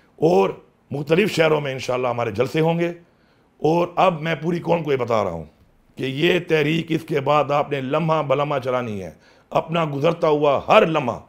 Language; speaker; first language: Urdu; non-native, local second language; Pashto